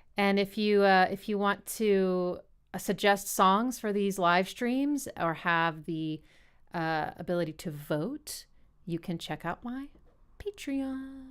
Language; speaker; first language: English; native; English